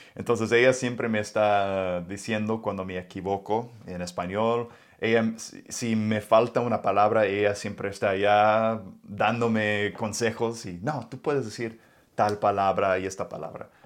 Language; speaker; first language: Spanish; non-native, fluent; English